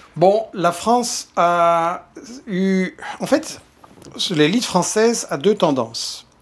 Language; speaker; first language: French; native; French